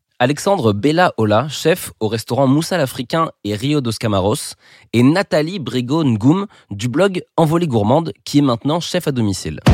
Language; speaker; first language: French; native; French